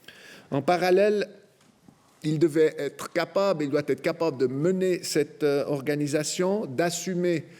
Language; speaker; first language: French; native; French